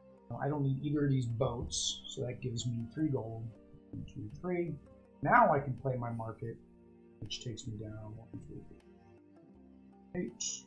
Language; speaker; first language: English; native; English